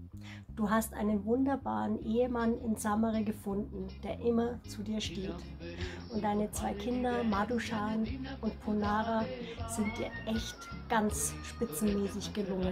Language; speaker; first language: German; native; German